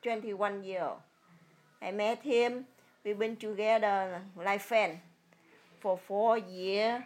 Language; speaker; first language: English; early bilingual, other home language; Vietnamese